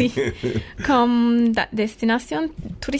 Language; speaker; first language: French; non-native, learner; Turkish